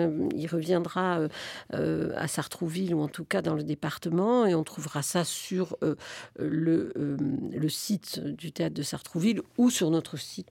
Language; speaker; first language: French; native; French